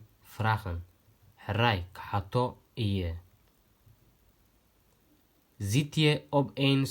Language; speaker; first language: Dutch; non-native, learner; Tigrinya